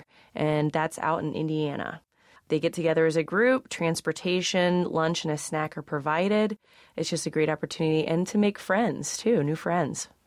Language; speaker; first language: English; native; English